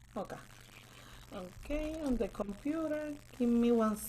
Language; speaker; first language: English; non-native, learner; Spanish